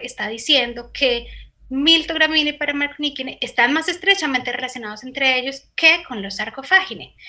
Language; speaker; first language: Spanish; native; Spanish